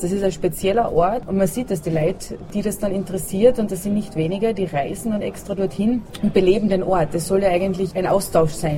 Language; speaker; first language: German; native; German